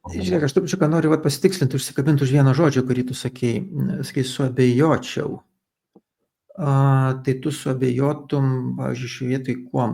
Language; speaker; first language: Lithuanian; native; Lithuanian